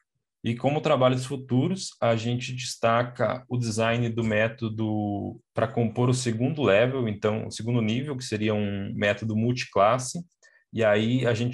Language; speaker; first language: Portuguese; native; Portuguese